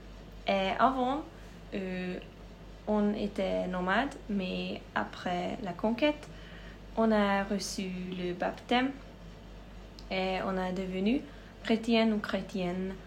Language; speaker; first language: French; non-native, learner; Hungarian